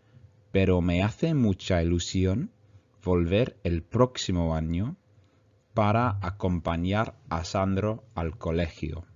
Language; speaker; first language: Spanish; non-native, fluent; English